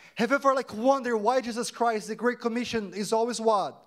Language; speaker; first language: English; non-native, fluent; Portuguese